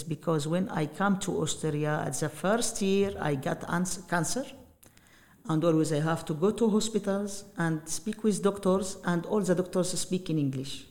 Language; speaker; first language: English; non-native, learner; Arabic